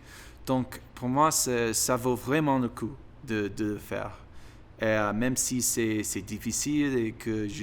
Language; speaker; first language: French; non-native, learner; English